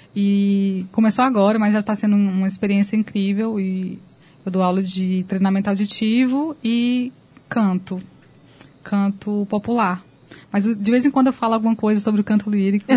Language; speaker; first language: Portuguese; native; Portuguese